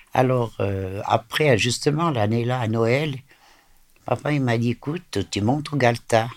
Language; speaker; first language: French; native; French